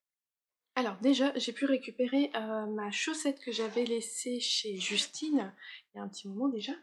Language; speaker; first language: French; native; French